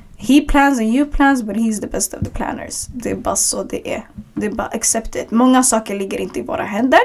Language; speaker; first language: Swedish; early bilingual, other home language; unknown